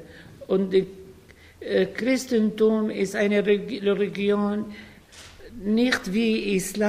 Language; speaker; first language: German; non-native, learner; Arabic